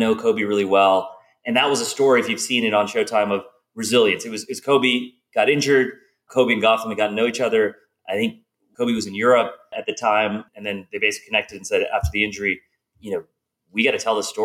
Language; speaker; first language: English; native; English